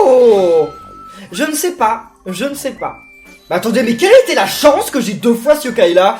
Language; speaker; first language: French; native; French